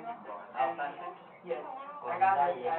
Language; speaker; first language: English; non-native, learner; Chinese